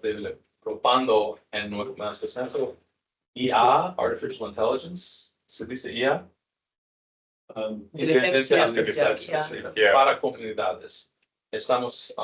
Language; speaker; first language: Spanish; non-native, learner; English